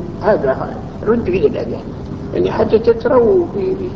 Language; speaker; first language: Arabic; native; Arabic